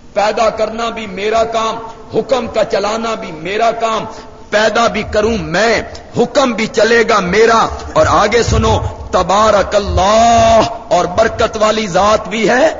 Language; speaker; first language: Urdu; non-native, local second language; Punjabi